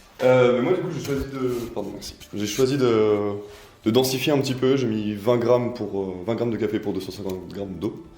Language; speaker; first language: French; native; French